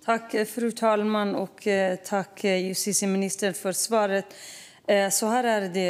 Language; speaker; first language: Swedish; non-native, fluent; Kurdish